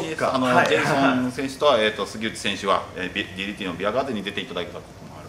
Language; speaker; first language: Japanese; native; Japanese